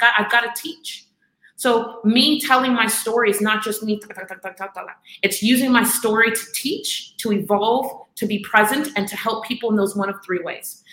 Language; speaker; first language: English; early bilingual, other home language; Spanish